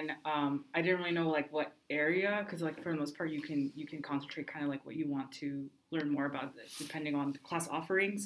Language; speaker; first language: English; early bilingual, other home language; Spanish